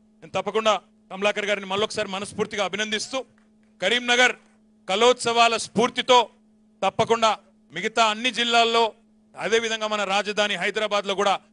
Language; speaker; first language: Telugu; native; Telugu